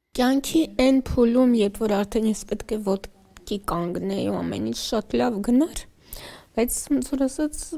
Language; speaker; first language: Armenian; native; Armenian